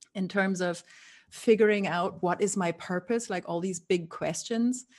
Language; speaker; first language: English; non-native, fluent; German